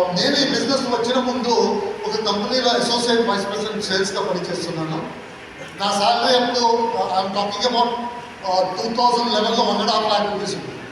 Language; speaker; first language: Telugu; non-native, local second language; Tulu